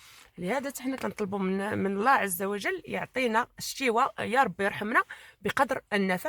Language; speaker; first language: Arabic; native; Arabic